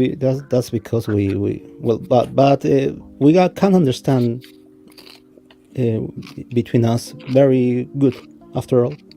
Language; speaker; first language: English; non-native, fluent; Spanish